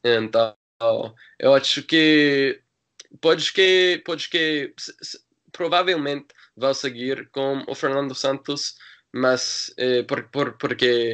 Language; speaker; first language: Portuguese; non-native, learner; English